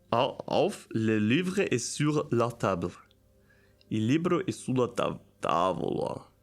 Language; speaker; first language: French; non-native, learner; German